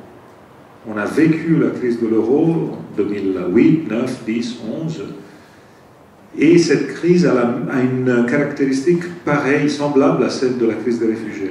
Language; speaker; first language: French; non-native, fluent; Italian